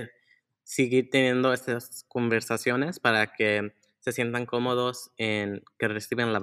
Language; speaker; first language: Spanish; early bilingual, heritage; Spanish